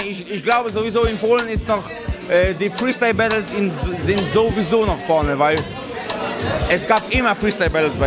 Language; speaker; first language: German; non-native, fluent; Polish